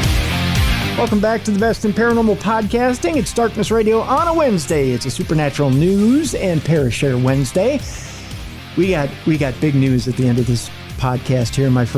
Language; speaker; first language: English; native; English